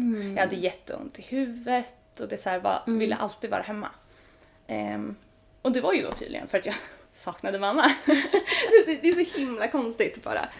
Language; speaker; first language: Swedish; early bilingual, other home language; Spanish